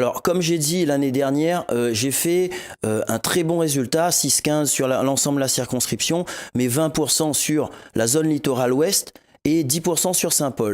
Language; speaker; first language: French; non-native, local second language; Réunion Creole French